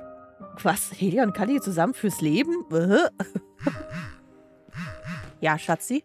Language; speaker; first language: German; native; German